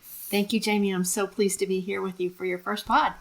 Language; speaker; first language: English; native; English